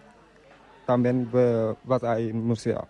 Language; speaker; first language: Spanish; non-native, learner; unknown